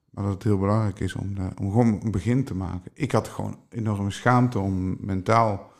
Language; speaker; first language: Dutch; native; Dutch